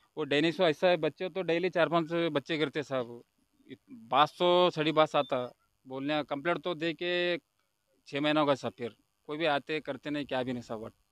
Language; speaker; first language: Hindi; native; Hindi